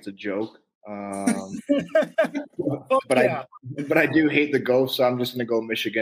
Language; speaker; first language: English; native; English